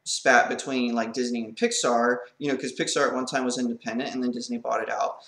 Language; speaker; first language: English; native; English